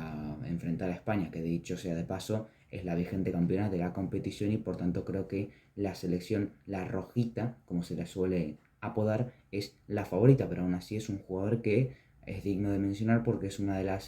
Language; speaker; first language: Spanish; native; Spanish